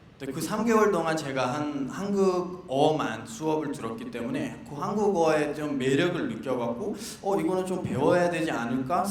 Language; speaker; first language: Korean; non-native, fluent; Nepali